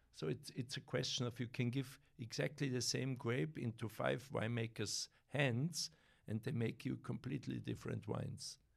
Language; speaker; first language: English; non-native, fluent; German